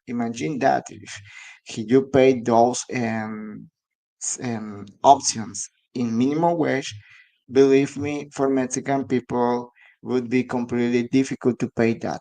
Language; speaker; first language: English; non-native, learner; Spanish